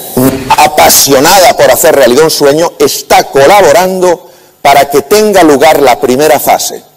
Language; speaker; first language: Spanish; native; Spanish